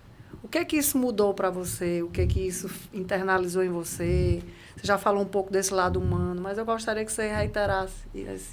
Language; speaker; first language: Portuguese; native; Portuguese